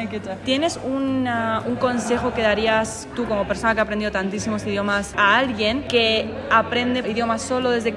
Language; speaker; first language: Spanish; native; Spanish